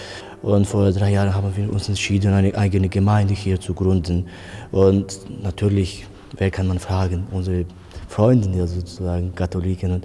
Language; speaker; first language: German; non-native, fluent; Romanian